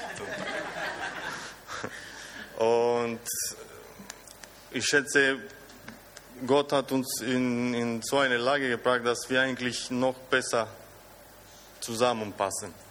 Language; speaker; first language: German; non-native, fluent; Romanian